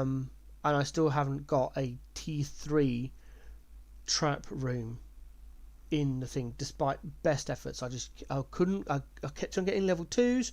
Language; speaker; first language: English; native; English